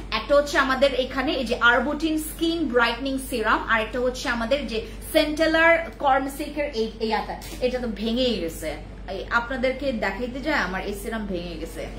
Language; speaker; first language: Bangla; non-native, local second language; Khasi